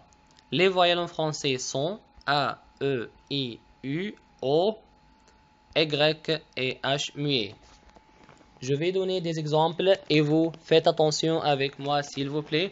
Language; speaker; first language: French; non-native, fluent; Arabic